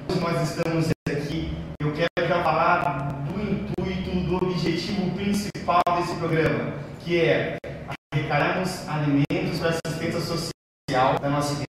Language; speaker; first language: Portuguese; native; Portuguese